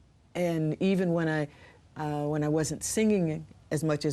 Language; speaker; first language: English; native; English